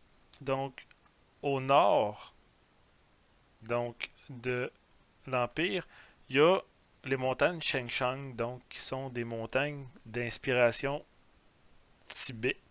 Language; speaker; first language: French; native; French